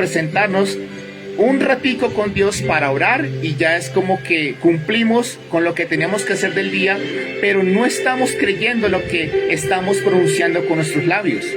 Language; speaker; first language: Spanish; native; Spanish